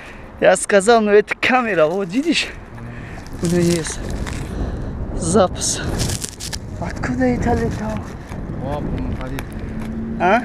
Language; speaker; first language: Russian; non-native, learner; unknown